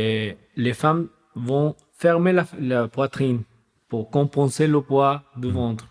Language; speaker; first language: French; non-native, fluent; Spanish